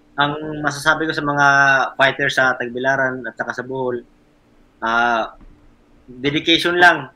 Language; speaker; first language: Filipino; native; Filipino